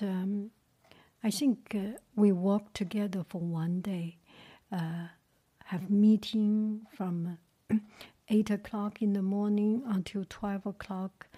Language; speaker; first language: English; non-native, fluent; Chinese